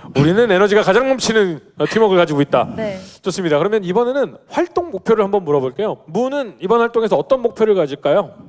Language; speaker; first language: Korean; native; Korean